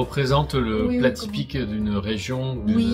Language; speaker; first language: French; native; French